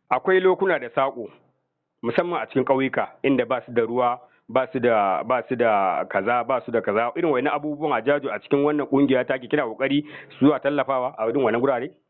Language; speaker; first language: Hausa; native; Hausa